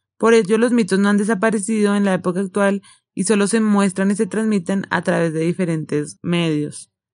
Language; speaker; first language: Spanish; native; Spanish